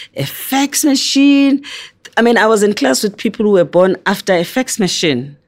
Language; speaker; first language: English; non-native, local second language; Zulu